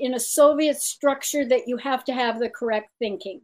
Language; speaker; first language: English; native; English